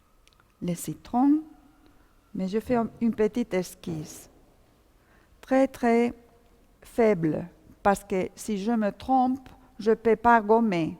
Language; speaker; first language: French; non-native, fluent; Spanish